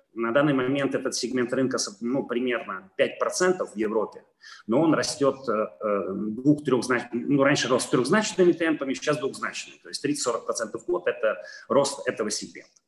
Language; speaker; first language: Russian; non-native, fluent; Italian